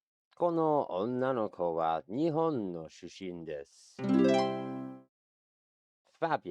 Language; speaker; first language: Japanese; non-native, learner; English